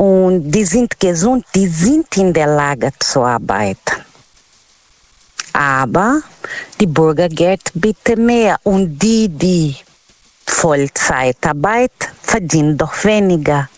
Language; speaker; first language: German; non-native, learner; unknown